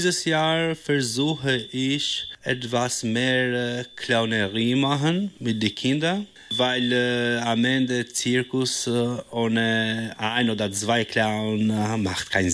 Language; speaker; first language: German; non-native, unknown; Albanian